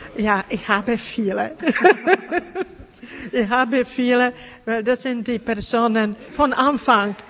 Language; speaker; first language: German; non-native, learner; Czech